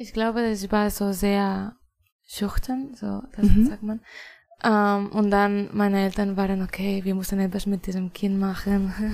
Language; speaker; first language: German; non-native, fluent; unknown